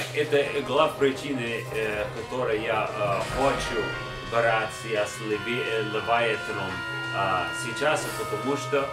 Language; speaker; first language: Russian; non-native, learner; English